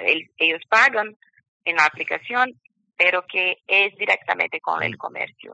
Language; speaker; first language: Spanish; non-native, learner; Portuguese